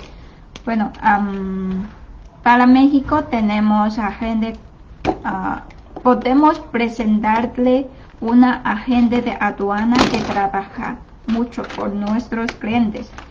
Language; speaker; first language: Spanish; non-native, learner; Chinese